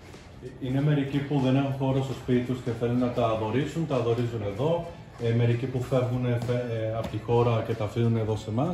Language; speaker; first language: Greek; early bilingual, heritage; Greek